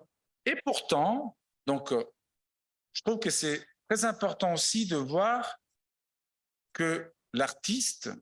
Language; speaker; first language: French; non-native, fluent; Italian